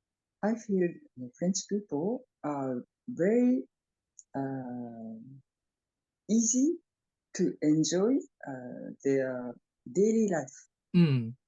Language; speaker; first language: English; non-native, fluent; Japanese